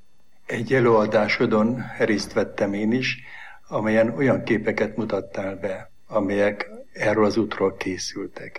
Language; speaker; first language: Hungarian; native; Hungarian